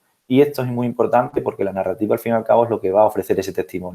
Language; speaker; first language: Spanish; native; Spanish